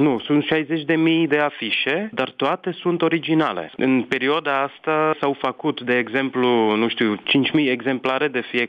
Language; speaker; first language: Romanian; non-native, fluent; Czech